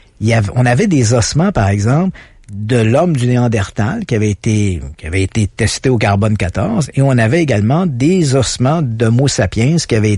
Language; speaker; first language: French; native; French